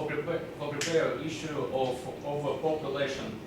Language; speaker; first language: English; non-native, learner; Russian